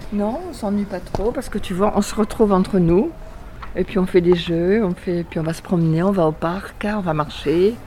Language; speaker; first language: French; native; French